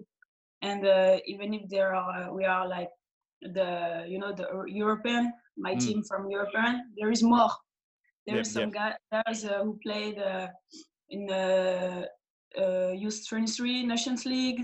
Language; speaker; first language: English; non-native, fluent; French